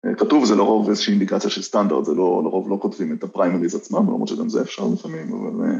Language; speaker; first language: Hebrew; native; Hebrew